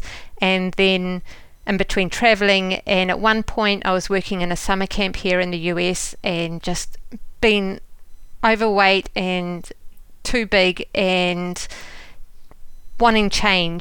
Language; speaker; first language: English; native; English